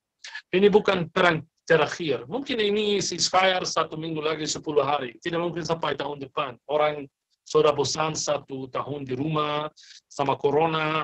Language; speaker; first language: Indonesian; non-native, fluent; Arabic